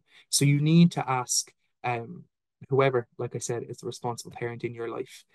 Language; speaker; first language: English; native; English